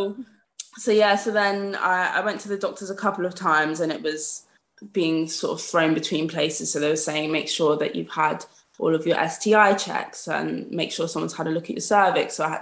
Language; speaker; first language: English; native; English